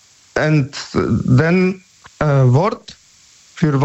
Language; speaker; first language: German; non-native, learner; Polish